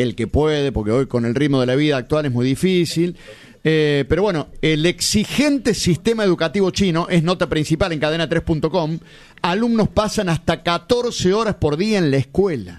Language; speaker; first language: Spanish; native; Spanish